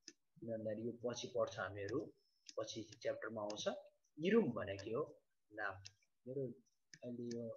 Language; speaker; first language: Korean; non-native, fluent; Nepali